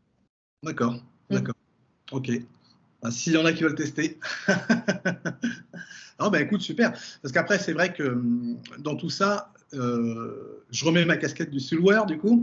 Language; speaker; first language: French; native; French